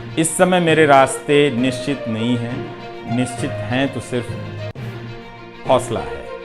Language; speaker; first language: Hindi; non-native, local second language; Bhojpuri